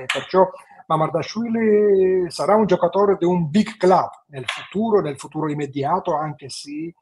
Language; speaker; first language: Italian; non-native, fluent; Georgian